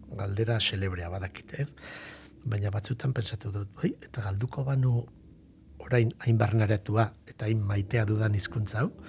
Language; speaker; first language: Basque; non-native, local second language; Spanish